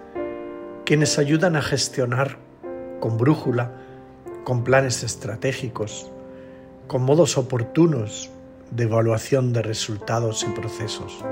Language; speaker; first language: Spanish; native; Spanish